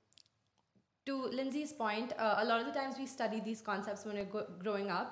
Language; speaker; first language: English; non-native, local second language; Hindi